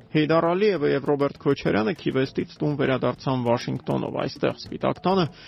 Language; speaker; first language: Armenian; native; Armenian